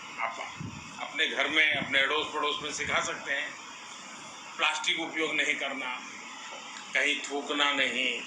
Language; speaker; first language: Hindi; non-native, local second language; Gujarati